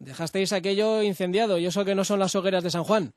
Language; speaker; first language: Spanish; native; Spanish